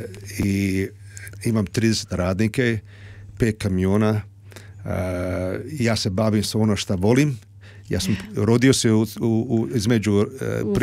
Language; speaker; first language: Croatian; early bilingual, heritage; Croatian